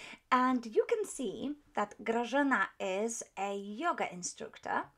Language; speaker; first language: English; non-native, fluent; Polish